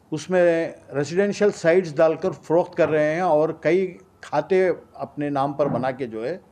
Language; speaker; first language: Hindi; non-native, local second language; Urdu